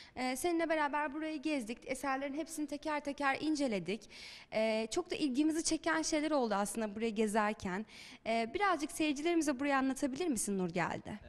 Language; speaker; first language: Turkish; native; Turkish